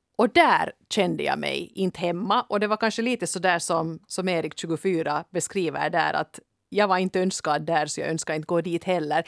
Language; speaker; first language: Swedish; native; Swedish